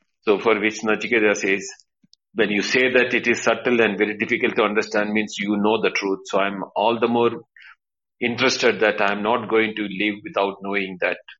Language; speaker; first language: English; non-native, local second language; Tamil